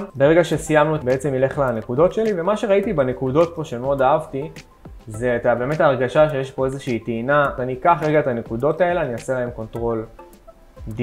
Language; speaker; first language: Hebrew; native; Hebrew